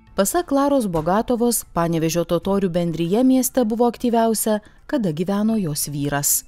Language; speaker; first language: Lithuanian; native; Lithuanian